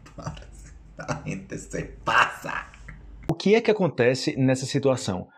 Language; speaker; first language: Portuguese; native; Portuguese